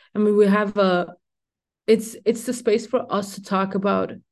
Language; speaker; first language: English; early bilingual, heritage; Danish